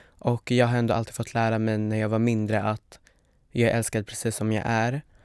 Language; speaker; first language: Swedish; native; Swedish